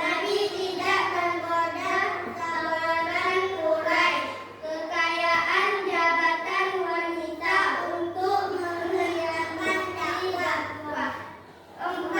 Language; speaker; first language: Indonesian; native; Indonesian